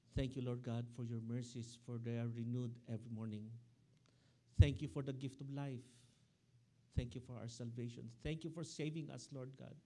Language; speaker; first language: English; non-native, local second language; Filipino